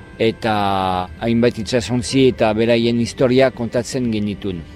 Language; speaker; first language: Basque; non-native, fluent; French